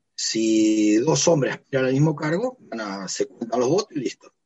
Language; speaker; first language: Spanish; native; Spanish